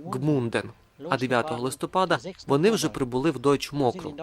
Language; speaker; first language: Ukrainian; non-native, local second language; German